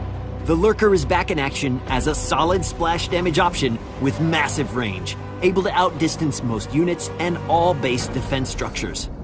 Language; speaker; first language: English; native; English